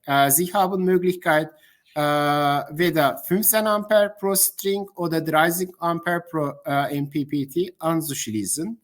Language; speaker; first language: German; non-native, fluent; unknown